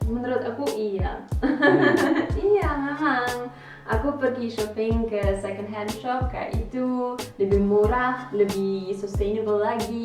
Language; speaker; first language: Indonesian; early bilingual, heritage; Indonesian